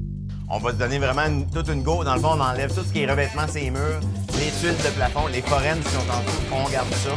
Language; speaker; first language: French; native; French